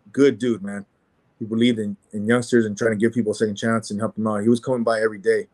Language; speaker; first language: English; native; English